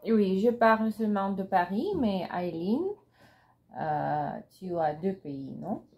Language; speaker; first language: French; non-native, learner; Russian